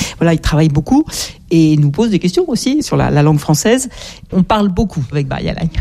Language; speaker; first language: French; native; French